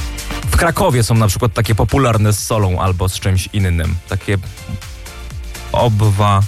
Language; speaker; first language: Polish; native; Polish